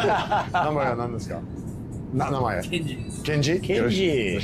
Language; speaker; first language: Japanese; non-native, learner; English